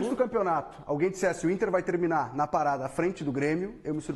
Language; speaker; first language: Portuguese; native; Portuguese